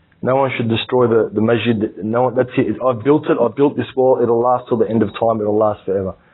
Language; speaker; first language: English; native; English